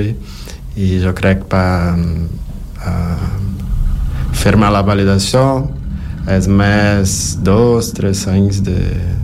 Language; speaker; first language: Catalan; non-native, learner; Portuguese